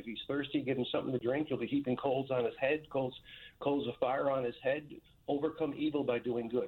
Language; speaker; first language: English; native; English